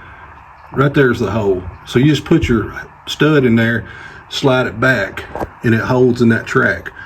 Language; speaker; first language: English; native; English